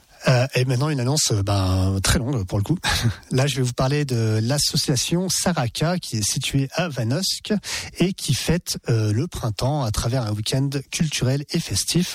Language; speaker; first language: French; native; French